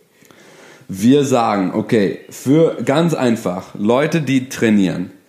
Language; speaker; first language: German; non-native, fluent; English